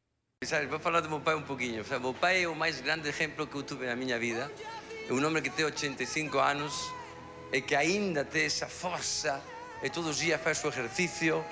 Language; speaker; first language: Portuguese; non-native, fluent; Spanish